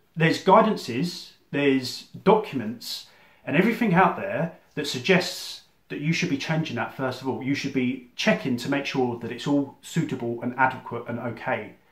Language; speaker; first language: English; native; English